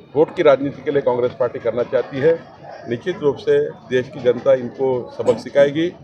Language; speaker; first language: Hindi; non-native, local second language; Marathi